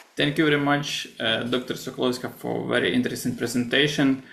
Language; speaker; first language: English; non-native, fluent; Ukrainian